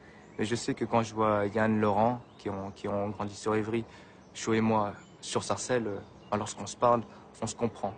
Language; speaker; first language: French; native; French